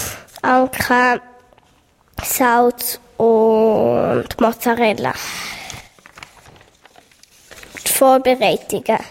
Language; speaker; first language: German; native; German